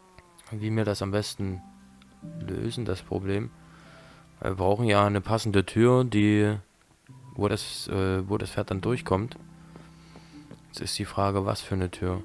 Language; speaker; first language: German; native; German